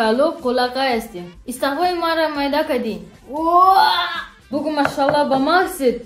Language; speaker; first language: Persian; non-native, learner; Romanian